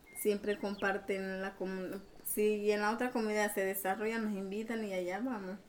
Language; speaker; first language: Spanish; non-native, local second language; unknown